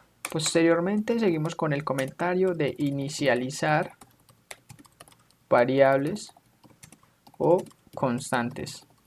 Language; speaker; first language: Spanish; native; Spanish